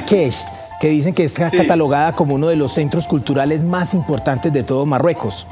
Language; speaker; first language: Spanish; native; Spanish